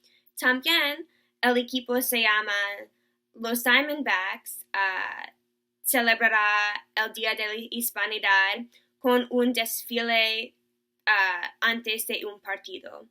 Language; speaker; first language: Spanish; non-native, learner; English